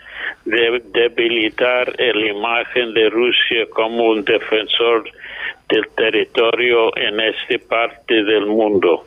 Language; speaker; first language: Spanish; non-native, fluent; English